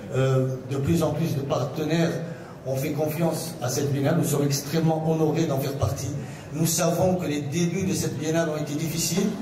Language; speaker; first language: French; non-native, local second language; Arabic